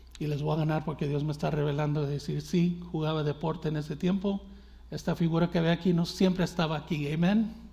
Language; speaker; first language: Spanish; early bilingual, heritage; Spanish